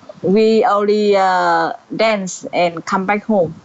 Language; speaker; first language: English; non-native, learner; Vietnamese